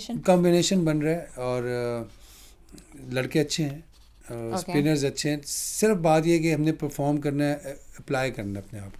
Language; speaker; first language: Urdu; native; Urdu